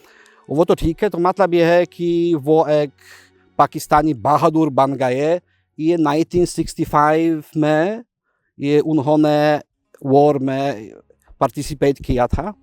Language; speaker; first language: Hindi; non-native, fluent; Polish